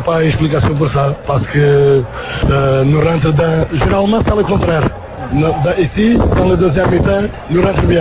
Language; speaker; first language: French; non-native, learner; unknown